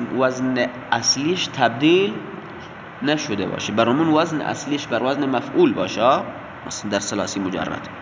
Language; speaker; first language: Persian; non-native, local second language; Baluchi